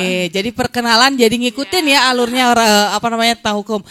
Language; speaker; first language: Indonesian; native; Indonesian